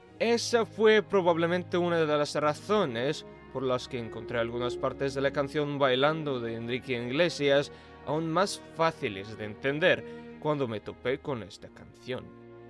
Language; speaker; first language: Spanish; non-native, fluent; Russian